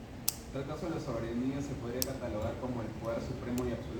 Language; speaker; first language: Spanish; native; Spanish